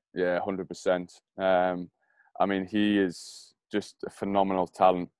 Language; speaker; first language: English; native; English